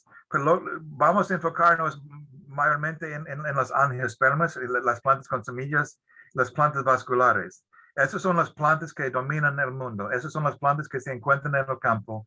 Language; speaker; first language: Spanish; non-native, fluent; English